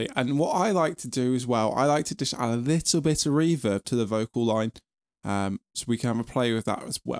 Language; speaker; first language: English; native; English